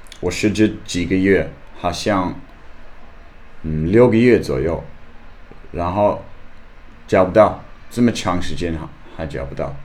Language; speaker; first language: Chinese; non-native, learner; English